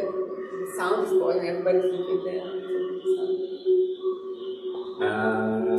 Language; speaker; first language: English; non-native, fluent; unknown